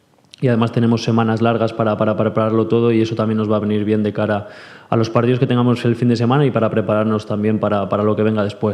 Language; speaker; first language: Spanish; native; Spanish